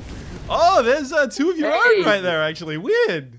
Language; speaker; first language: English; native; English